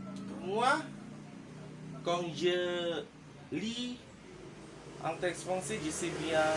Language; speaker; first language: French; non-native, learner; Indonesian